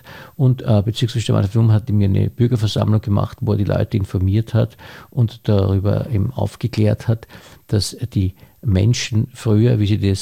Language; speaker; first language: German; native; German